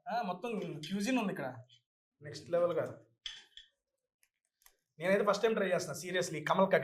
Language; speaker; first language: Telugu; native; Telugu